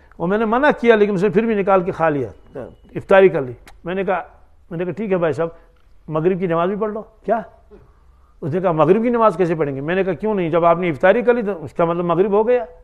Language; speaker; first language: Hindi; non-native, local second language; Kashmiri